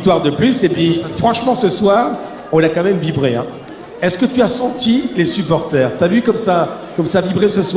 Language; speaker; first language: French; native; French